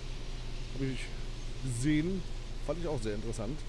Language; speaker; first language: German; native; German